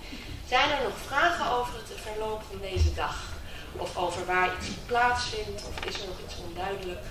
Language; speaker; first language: Dutch; native; Dutch